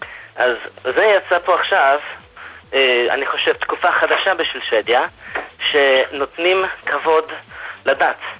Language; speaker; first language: Hebrew; non-native, fluent; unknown